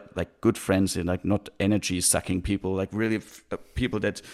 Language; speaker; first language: English; non-native, fluent; German